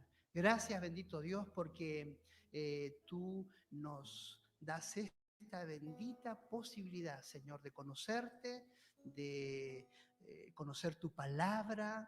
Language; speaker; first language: Spanish; native; Spanish